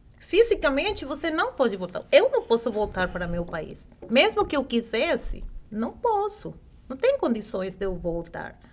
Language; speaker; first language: Portuguese; non-native, fluent; Spanish